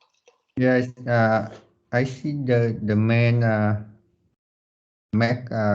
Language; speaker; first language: English; non-native, learner; Vietnamese